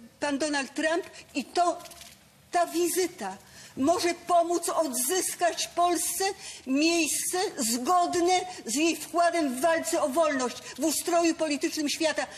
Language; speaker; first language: Polish; native; Polish